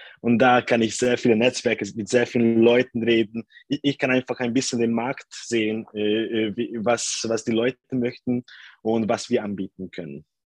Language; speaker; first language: German; non-native, fluent; Hungarian